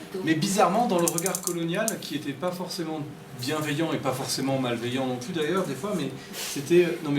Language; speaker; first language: French; native; French